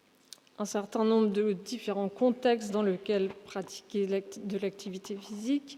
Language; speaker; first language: French; native; French